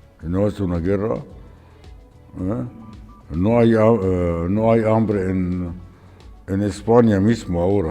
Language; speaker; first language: Spanish; non-native, fluent; Arabic